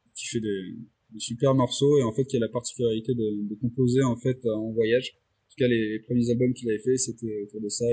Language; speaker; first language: French; native; French